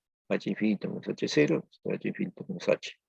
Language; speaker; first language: Spanish; native; Spanish